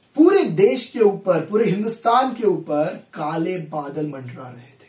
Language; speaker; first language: Hindi; non-native, local second language; Marathi